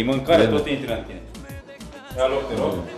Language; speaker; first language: Romanian; non-native, learner; Turkish